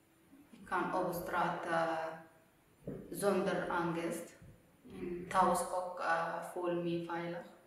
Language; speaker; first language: Dutch; non-native, learner; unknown